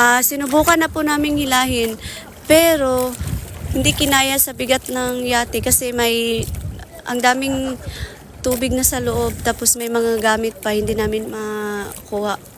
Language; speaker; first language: Filipino; non-native, local second language; Cebuano